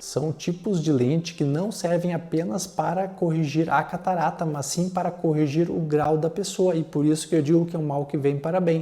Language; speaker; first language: Portuguese; native; Portuguese